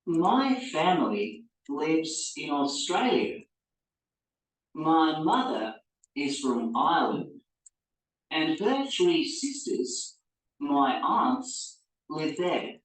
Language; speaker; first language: English; non-native, learner; Spanish